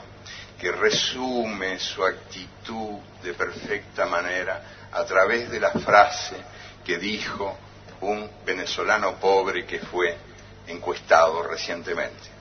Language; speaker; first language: Spanish; native; Spanish